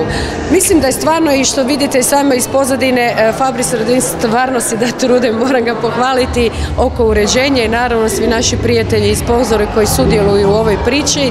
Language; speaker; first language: Croatian; native; Croatian